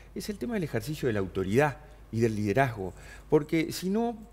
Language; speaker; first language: Spanish; native; Spanish